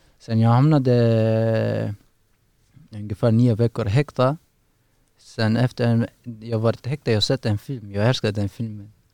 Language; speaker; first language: Swedish; non-native, learner; Persian